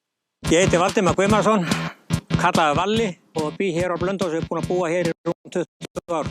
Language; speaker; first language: Icelandic; native; Icelandic